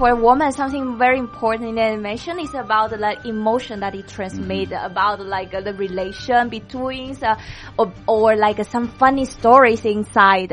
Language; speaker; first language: English; non-native, learner; Chinese